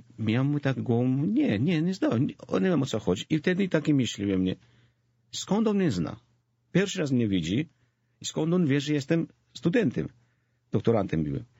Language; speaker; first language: Polish; non-native, fluent; Georgian